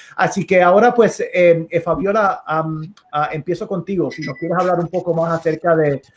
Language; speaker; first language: Spanish; native; Spanish